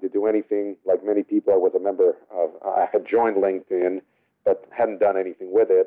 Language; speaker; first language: English; non-native, fluent; Spanish